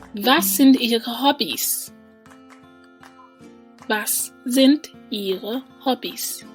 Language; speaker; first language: German; non-native, fluent; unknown